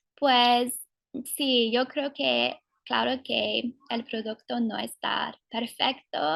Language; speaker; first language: Spanish; non-native, fluent; English